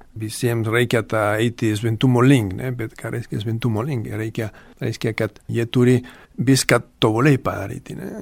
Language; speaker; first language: Lithuanian; non-native, fluent; Spanish